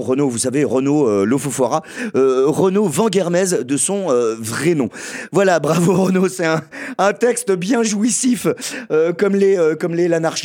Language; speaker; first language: French; native; French